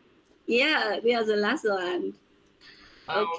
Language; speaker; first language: English; non-native, fluent; Vietnamese